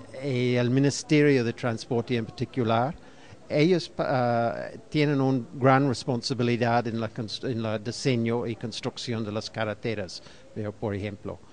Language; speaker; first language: Spanish; non-native, fluent; English